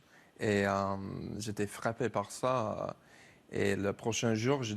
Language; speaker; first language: French; non-native, learner; English